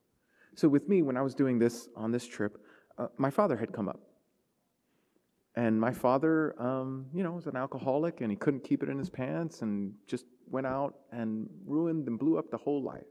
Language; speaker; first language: English; native; English